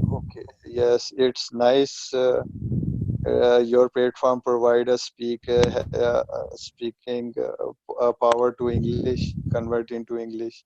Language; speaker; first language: English; non-native, learner; Punjabi